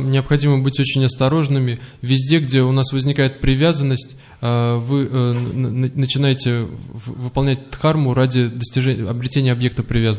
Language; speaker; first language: Russian; native; Russian